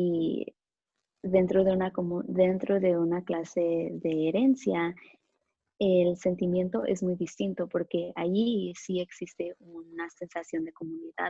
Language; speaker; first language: Spanish; early bilingual, other home language; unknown